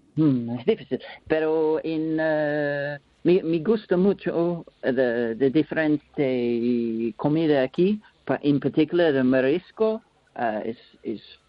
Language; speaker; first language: Spanish; non-native, learner; English